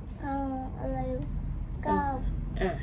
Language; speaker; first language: Thai; native; Thai